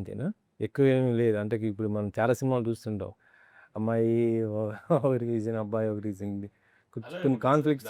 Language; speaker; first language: Telugu; native; Telugu